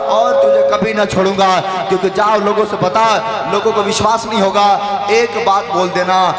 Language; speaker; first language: Hindi; native; Hindi